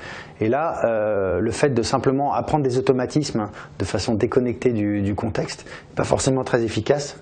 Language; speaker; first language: French; native; French